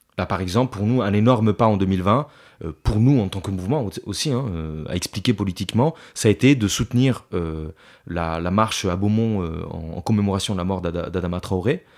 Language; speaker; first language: French; non-native, fluent; Italian